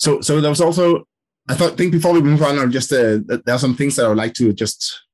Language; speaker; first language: English; non-native, fluent; Danish